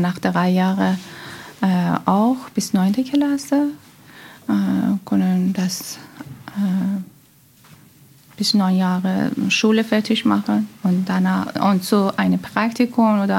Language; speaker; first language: German; non-native, learner; Persian